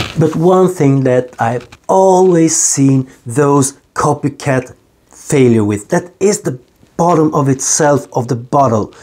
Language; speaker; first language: English; non-native, fluent; Swedish